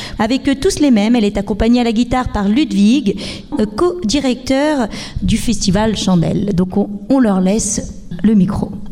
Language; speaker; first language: French; native; French